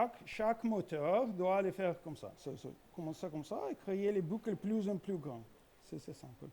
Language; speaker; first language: French; non-native, learner; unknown